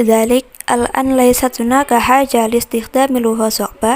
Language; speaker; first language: Arabic; non-native, learner; Indonesian